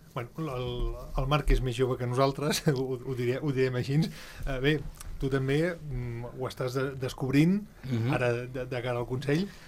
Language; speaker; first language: Catalan; native; Catalan